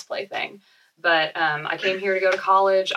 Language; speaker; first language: English; native; English